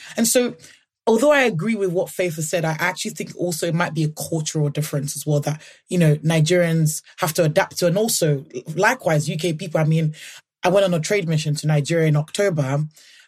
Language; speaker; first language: English; non-native, local second language; Yoruba